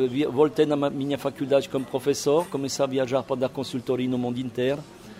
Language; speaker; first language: Portuguese; non-native, fluent; French